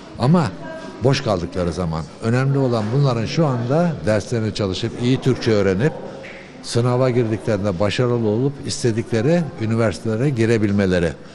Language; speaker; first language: Turkish; early bilingual, other home language; Uyghur